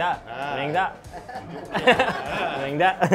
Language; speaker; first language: Chinese; non-native, learner; English